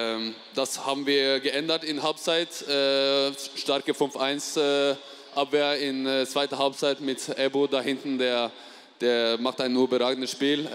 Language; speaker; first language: German; non-native, fluent; Norwegian